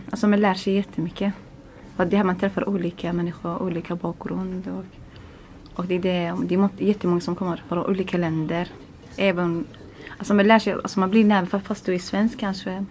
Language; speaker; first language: Swedish; non-native, learner; Arabic